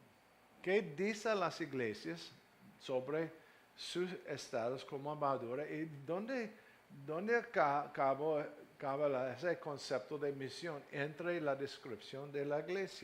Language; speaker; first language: Spanish; non-native, fluent; English